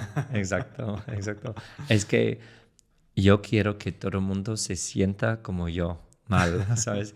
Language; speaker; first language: Spanish; non-native, fluent; English